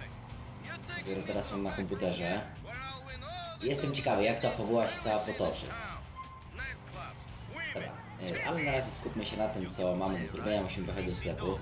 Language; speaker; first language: Polish; native; Polish